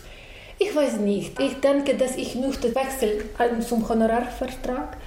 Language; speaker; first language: German; non-native, learner; Ukrainian